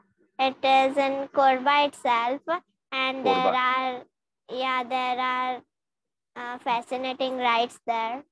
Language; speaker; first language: English; non-native, learner; Hindi